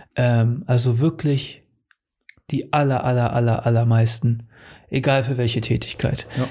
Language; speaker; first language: German; early bilingual, other home language; Portuguese